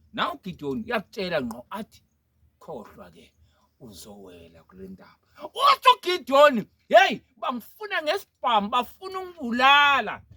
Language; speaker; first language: Zulu; non-native, local second language; Xhosa